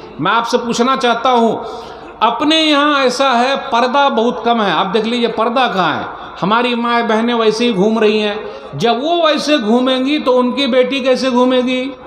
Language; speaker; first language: Urdu; native; Urdu